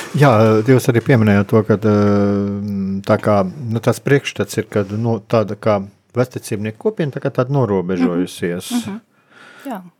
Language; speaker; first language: Latvian; native; Latvian